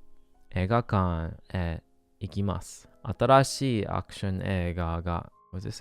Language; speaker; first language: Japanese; non-native, learner; English